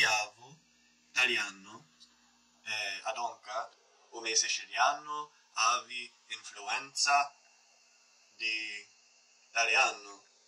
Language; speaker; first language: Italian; non-native, learner; English